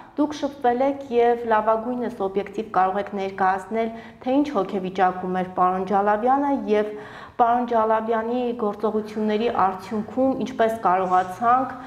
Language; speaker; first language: Armenian; native; Armenian